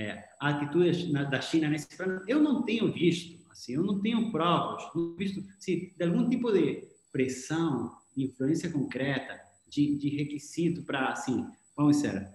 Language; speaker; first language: Portuguese; non-native, fluent; Spanish